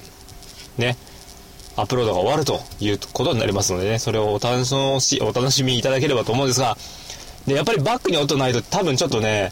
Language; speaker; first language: Japanese; native; Japanese